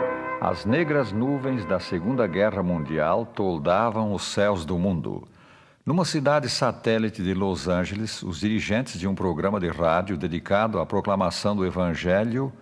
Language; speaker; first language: Portuguese; native; Portuguese